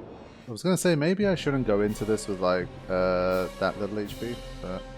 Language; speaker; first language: English; native; English